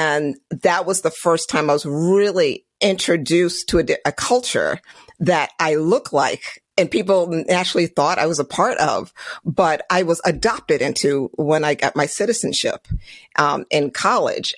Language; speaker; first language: English; native; English